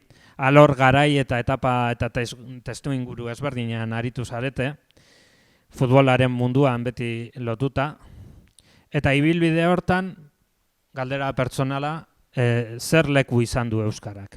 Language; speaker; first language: Basque; native; Basque